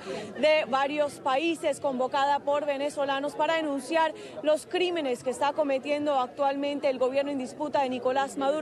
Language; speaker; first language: Spanish; native; Spanish